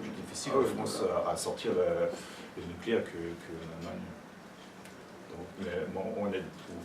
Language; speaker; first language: French; non-native, learner; German